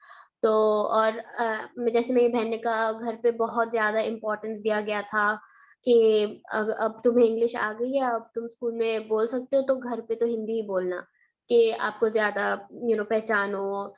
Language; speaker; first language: Hindi; early bilingual, heritage; Hindi